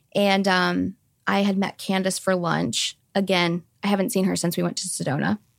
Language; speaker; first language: English; native; English